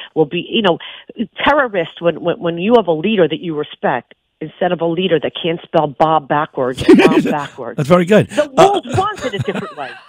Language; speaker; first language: English; native; English